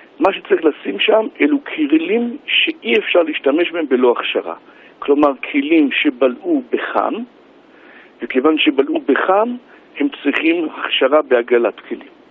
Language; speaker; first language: Hebrew; native; Hebrew